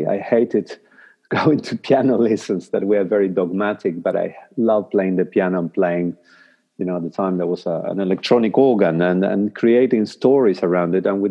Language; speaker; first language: English; non-native, fluent; Spanish